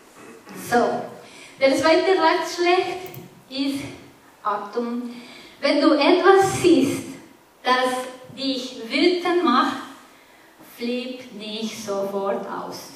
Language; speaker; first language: German; non-native, fluent; Spanish